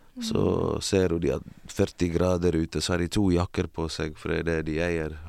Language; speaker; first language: Norwegian; early bilingual, other home language; Bosnian